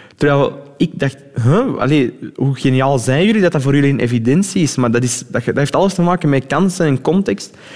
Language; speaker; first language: Dutch; early bilingual, other home language; Arabic